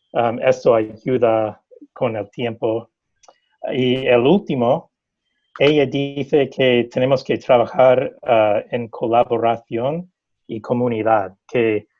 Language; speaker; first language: Spanish; non-native, fluent; English